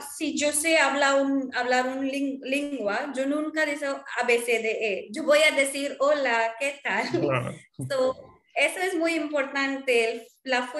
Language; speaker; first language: Spanish; non-native, fluent; Marwari